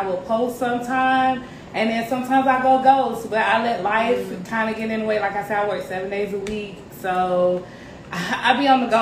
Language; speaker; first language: English; native; English